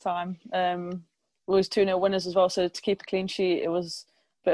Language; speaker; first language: English; native; English